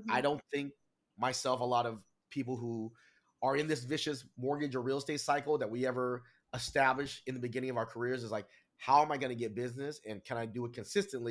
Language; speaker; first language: English; early bilingual, other home language; Vietnamese